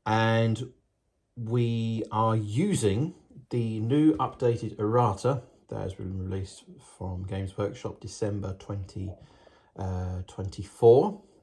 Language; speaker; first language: English; native; English